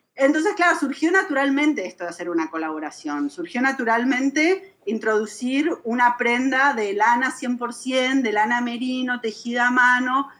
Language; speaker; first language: Spanish; native; Spanish